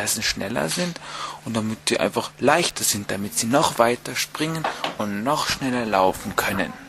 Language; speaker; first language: German; native; German